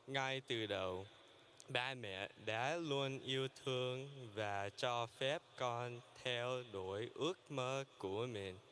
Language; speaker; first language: Vietnamese; early bilingual, other home language; English